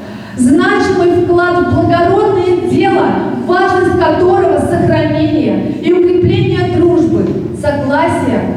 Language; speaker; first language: Russian; native; Russian